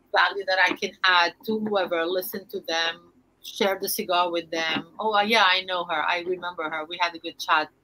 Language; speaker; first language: English; non-native, fluent; Arabic